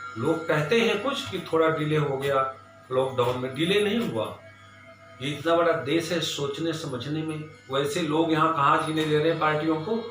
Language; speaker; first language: Hindi; native; Hindi